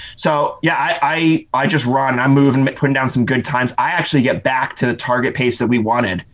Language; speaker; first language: English; native; English